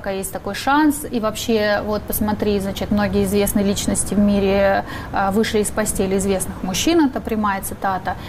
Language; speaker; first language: Russian; native; Russian